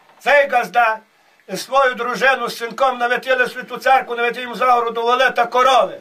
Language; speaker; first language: Ukrainian; native; Ukrainian